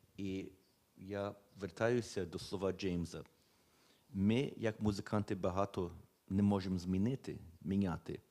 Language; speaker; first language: Ukrainian; early bilingual, heritage; Ukrainian